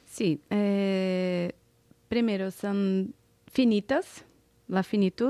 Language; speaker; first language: Spanish; non-native, fluent; Portuguese